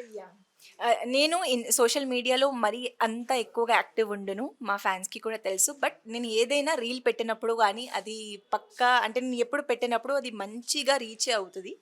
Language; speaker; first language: Telugu; non-native, fluent; Hindi